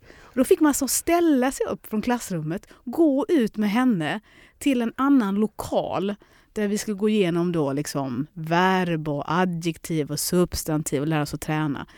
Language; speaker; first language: Swedish; early bilingual, other home language; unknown